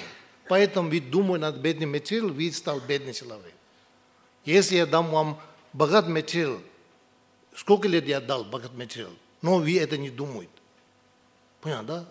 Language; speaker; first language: Russian; non-native, learner; Tibetan